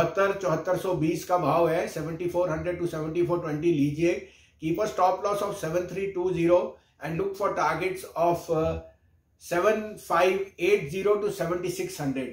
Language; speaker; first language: Hindi; native; Hindi